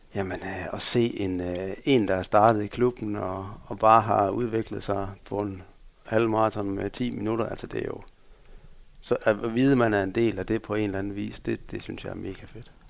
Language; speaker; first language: Danish; native; Danish